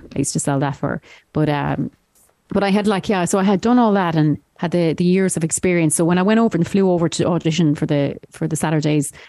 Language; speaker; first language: English; native; English